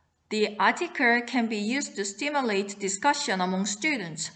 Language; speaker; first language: English; non-native, fluent; Korean